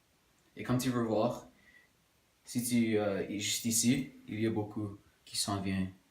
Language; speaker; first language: French; non-native, local second language; English